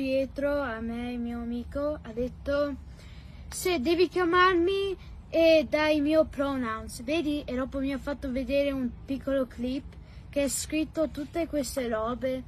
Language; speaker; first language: Italian; early bilingual, heritage; Italian